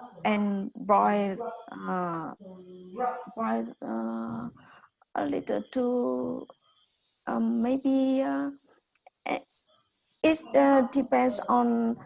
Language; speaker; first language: English; non-native, learner; Vietnamese